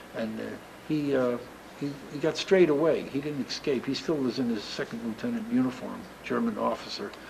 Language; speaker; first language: English; native; English